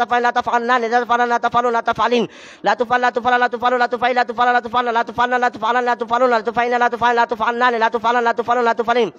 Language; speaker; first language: Arabic; non-native, learner; Bangla